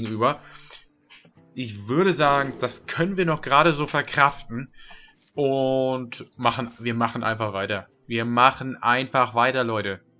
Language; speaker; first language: German; native; German